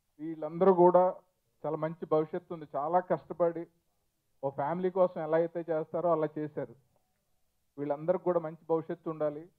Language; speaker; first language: Telugu; native; Telugu